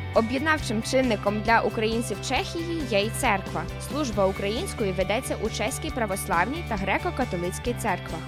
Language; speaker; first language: Ukrainian; native; Ukrainian